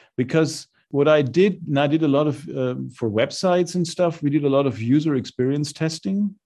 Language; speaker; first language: English; non-native, fluent; German